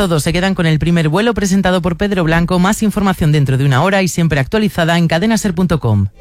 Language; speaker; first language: Spanish; native; Spanish